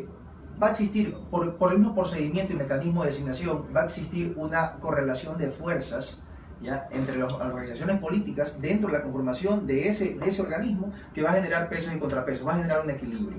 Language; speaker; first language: Spanish; native; Spanish